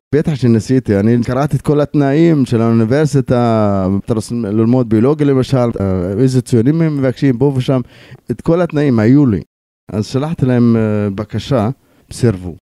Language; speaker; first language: Hebrew; non-native, local second language; Arabic